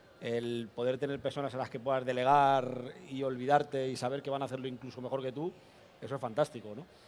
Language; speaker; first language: Spanish; native; Spanish